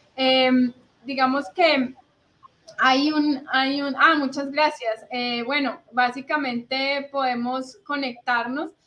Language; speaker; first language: Spanish; native; Spanish